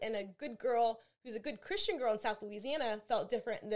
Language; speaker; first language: English; native; English